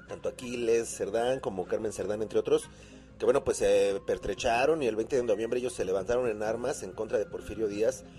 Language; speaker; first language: Spanish; native; Spanish